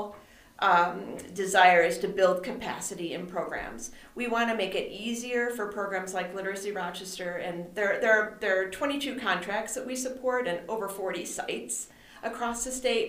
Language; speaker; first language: English; native; English